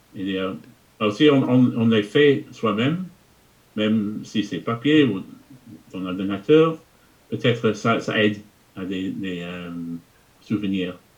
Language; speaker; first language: French; non-native, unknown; English